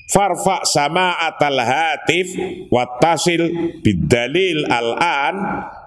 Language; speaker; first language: Arabic; non-native, fluent; Indonesian